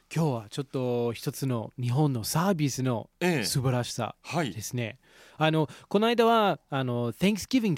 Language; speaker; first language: Japanese; non-native, fluent; English